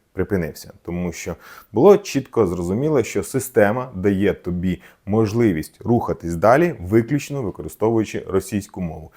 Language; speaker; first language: Ukrainian; non-native, local second language; Russian